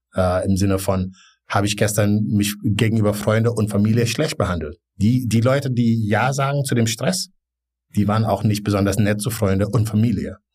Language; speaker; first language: German; non-native, fluent; Wolof